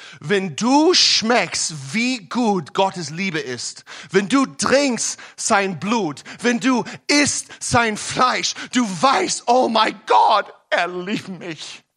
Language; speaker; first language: German; non-native, learner; English